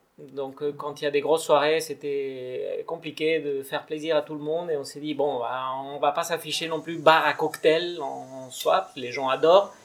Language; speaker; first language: French; non-native, fluent; Spanish